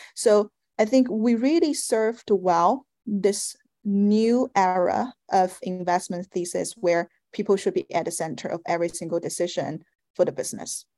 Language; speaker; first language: English; non-native, fluent; Chinese